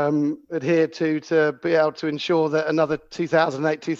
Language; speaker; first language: English; native; English